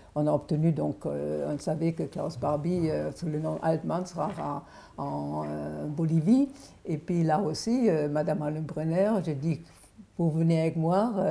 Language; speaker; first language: French; non-native, fluent; German